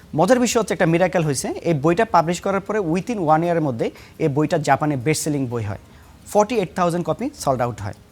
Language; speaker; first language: Bangla; native; Bangla